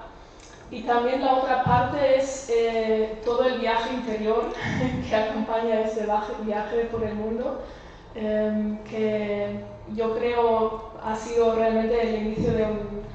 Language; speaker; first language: Spanish; non-native, fluent; German